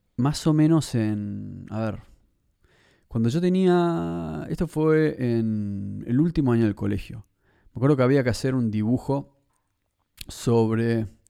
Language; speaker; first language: Spanish; native; Spanish